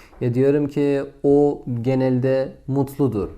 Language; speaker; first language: Turkish; non-native, fluent; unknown